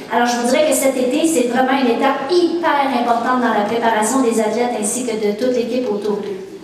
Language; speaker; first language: French; native; French